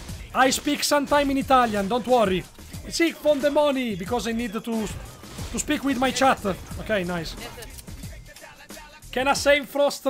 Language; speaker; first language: English; non-native, learner; Italian